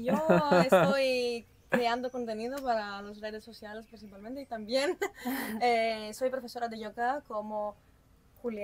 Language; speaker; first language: Spanish; non-native, fluent; Greek